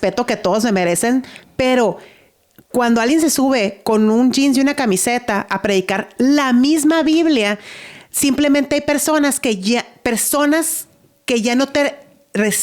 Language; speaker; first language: Spanish; native; Spanish